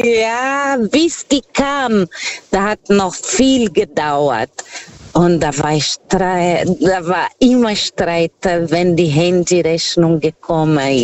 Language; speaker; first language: German; non-native, fluent; Portuguese